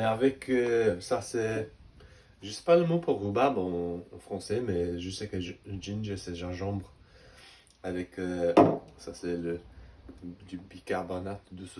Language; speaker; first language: French; non-native, learner; English